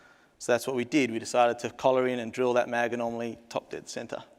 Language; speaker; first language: English; native; English